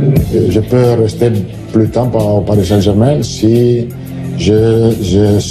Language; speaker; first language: French; non-native, learner; Italian